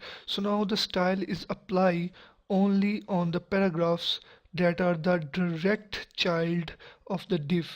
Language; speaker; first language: English; non-native, local second language; Urdu